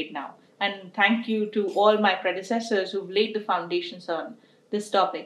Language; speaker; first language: English; non-native, local second language; Hindi